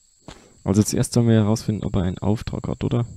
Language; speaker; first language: German; native; German